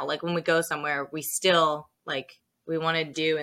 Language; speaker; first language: English; native; English